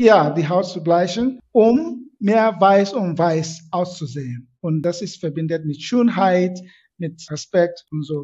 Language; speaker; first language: German; non-native, fluent; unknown